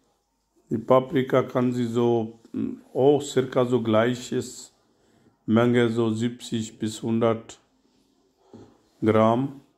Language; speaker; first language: German; non-native, learner; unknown